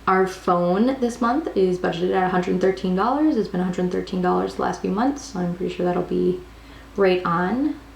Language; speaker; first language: English; native; English